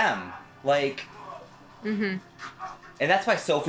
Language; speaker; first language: English; native; English